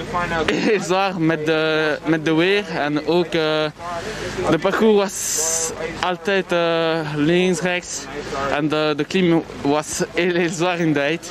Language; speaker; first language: Dutch; non-native, learner; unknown